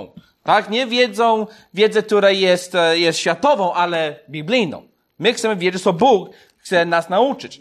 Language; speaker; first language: Polish; non-native, fluent; English